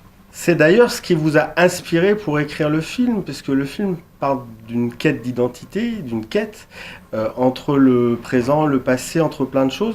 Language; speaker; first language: French; native; French